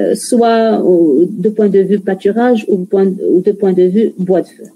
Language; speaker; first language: French; non-native, local second language; Arabic